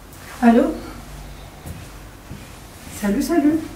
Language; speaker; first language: French; non-native, local second language; Arabic